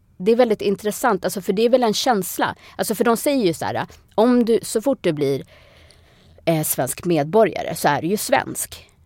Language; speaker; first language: Swedish; early bilingual, other home language; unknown